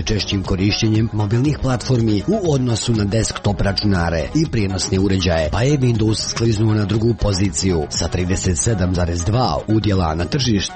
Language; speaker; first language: Croatian; native; Croatian